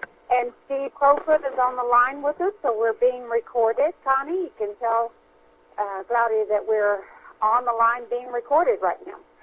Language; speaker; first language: English; native; English